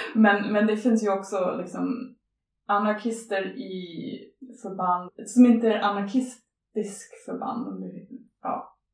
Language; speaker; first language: Swedish; non-native, fluent; English